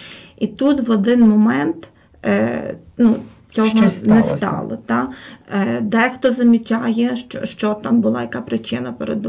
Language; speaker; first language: Ukrainian; native; Ukrainian